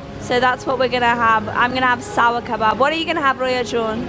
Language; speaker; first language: English; early bilingual, other home language; Persian